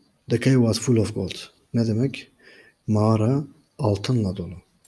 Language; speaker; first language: English; non-native, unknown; Turkish